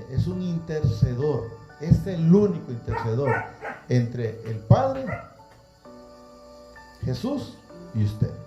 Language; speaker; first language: Spanish; native; Spanish